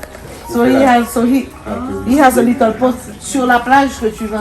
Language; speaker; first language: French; non-native, fluent; English